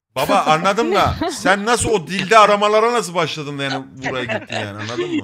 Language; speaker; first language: Turkish; native; Turkish